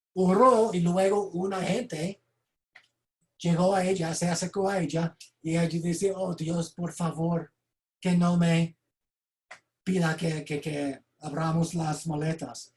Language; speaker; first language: Spanish; non-native, fluent; English